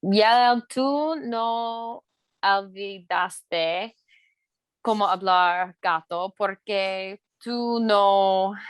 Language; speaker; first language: Spanish; non-native, learner; English